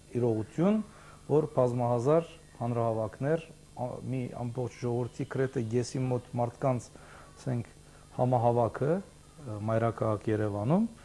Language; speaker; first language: Armenian; early bilingual, heritage; Armenian